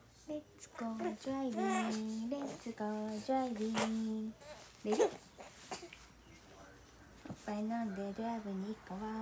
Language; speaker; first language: Japanese; native; Japanese